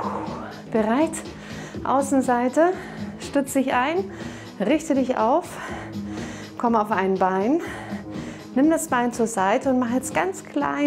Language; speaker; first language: German; native; German